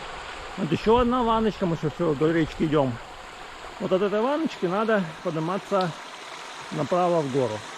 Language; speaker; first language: Russian; native; Russian